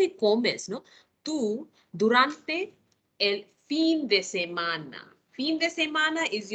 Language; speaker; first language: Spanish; non-native, fluent; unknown